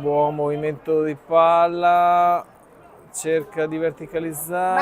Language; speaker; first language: Italian; native; Italian